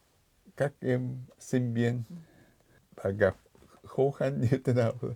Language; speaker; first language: Vietnamese; non-native, fluent; Japanese